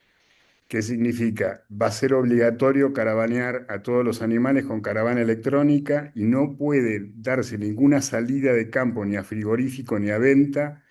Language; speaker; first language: Spanish; native; Spanish